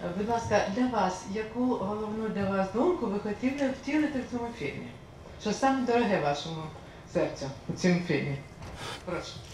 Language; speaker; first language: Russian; non-native, local second language; Ukrainian